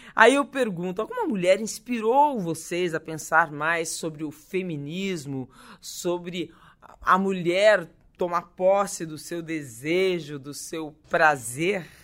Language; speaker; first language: Portuguese; native; Portuguese